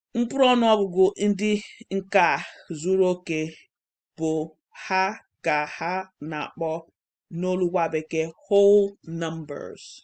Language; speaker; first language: Igbo; non-native, learner; English